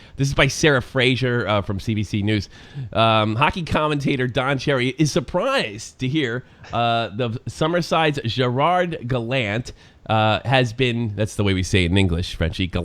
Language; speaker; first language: English; native; English